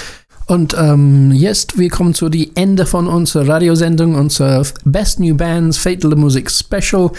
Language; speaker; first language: German; non-native, learner; English